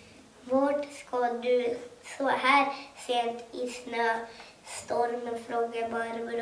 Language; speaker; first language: Swedish; early bilingual, other home language; Kurdish